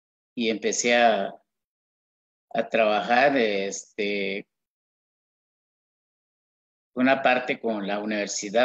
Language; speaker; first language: Spanish; non-native, local second language; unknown